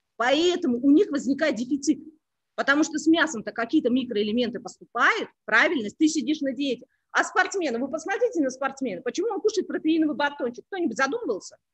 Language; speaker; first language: Russian; non-native, local second language; Uzbek